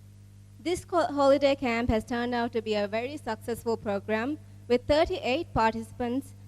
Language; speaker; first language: English; non-native, local second language; Divehi